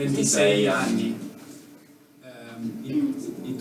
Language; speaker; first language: Italian; non-native, learner; German